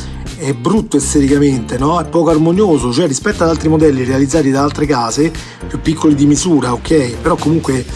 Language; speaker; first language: Italian; native; Italian